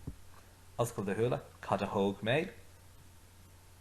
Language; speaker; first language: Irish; non-native, local second language; English